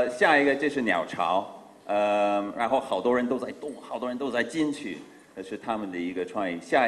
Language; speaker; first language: Chinese; non-native, fluent; English